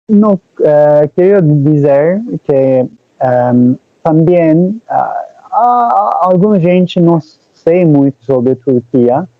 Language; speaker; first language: Portuguese; non-native, learner; Turkish